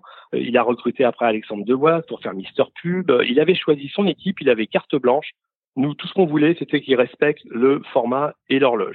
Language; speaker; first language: French; native; French